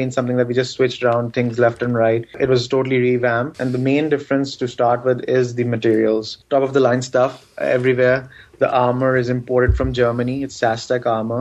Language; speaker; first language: English; non-native, local second language; Urdu